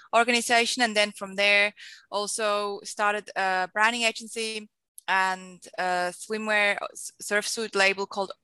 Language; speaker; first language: English; non-native, fluent; Swiss German